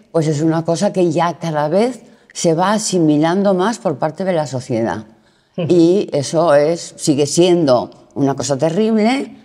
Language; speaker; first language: Spanish; native; Spanish